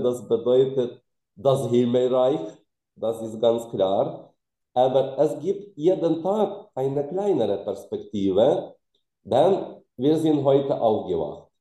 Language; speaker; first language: German; non-native, fluent; Ukrainian